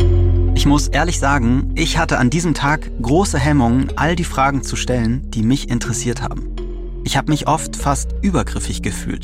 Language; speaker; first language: German; native; German